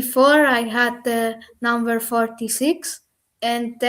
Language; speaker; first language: English; non-native, learner; German